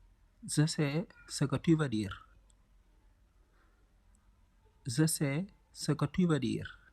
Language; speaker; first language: French; non-native, local second language; Wolof